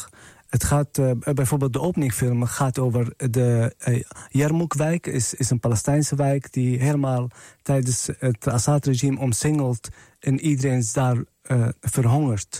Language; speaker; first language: Dutch; non-native, fluent; Arabic